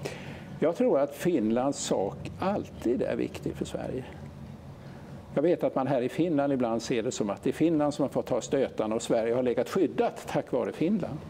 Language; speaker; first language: Swedish; native; Swedish